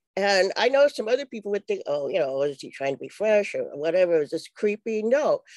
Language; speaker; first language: English; native; English